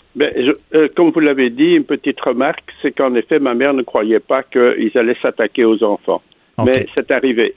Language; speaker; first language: French; native; French